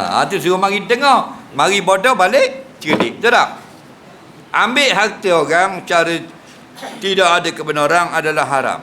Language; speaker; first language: Malay; native; Malay